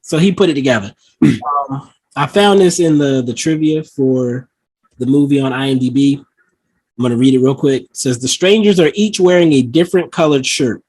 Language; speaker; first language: English; native; English